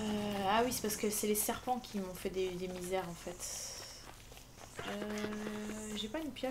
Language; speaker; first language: French; native; French